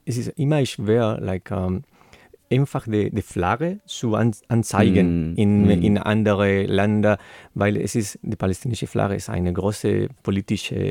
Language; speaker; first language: German; non-native, learner; Spanish